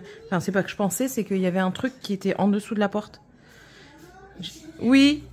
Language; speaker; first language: French; native; French